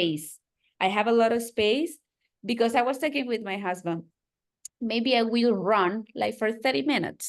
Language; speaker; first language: English; non-native, fluent; Spanish